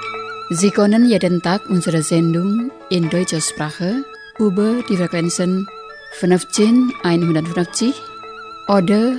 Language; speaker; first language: German; non-native, fluent; Indonesian